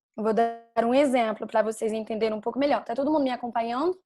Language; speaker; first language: Portuguese; non-native, fluent; French